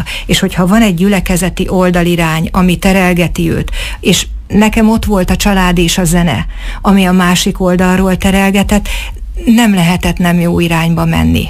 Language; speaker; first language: Hungarian; native; Hungarian